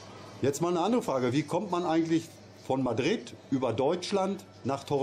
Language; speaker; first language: German; native; German